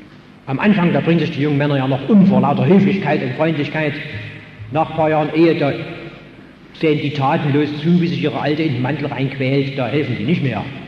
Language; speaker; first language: German; native; German